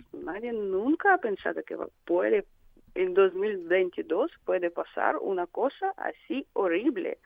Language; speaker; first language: Spanish; non-native, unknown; Russian